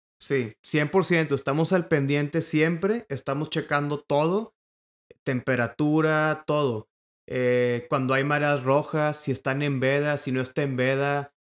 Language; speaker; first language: Spanish; native; Spanish